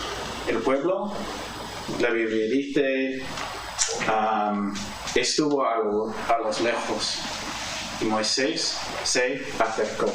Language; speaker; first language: Spanish; non-native, fluent; English